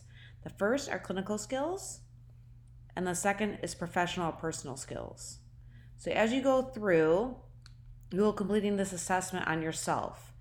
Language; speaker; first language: English; native; English